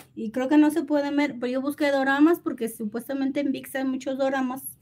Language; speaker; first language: Spanish; native; Spanish